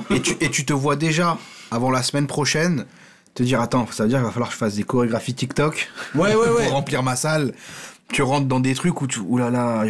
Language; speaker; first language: French; native; French